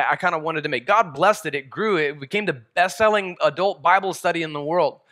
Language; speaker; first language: English; native; English